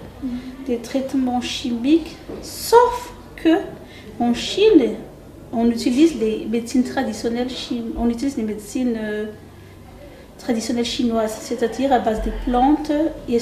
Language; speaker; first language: French; non-native, local second language; Malagasy